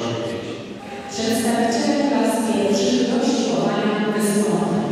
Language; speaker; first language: Polish; native; Polish